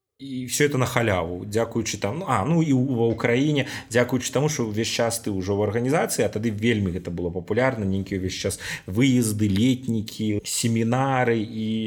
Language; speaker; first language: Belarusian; non-native, local second language; Russian